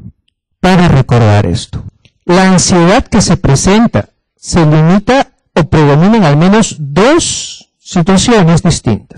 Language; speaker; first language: Spanish; native; Spanish